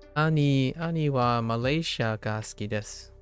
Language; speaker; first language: Japanese; non-native, learner; English